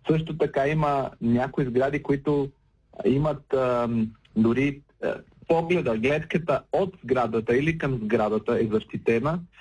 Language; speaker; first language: Bulgarian; native; Bulgarian